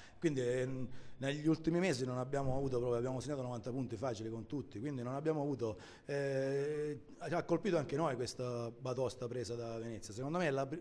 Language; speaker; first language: Italian; native; Italian